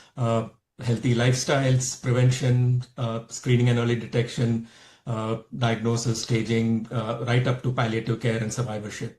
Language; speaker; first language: English; non-native, local second language; Tamil